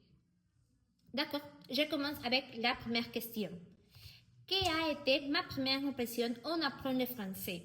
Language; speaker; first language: French; non-native, learner; Spanish